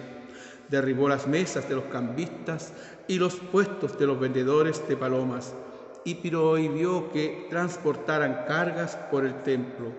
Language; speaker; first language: Spanish; native; Spanish